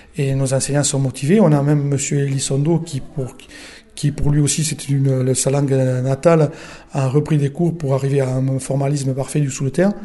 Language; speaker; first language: French; non-native, local second language; Occitan